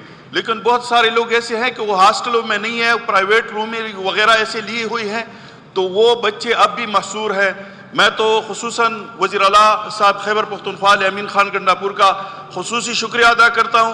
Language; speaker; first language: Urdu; non-native, local second language; Pashto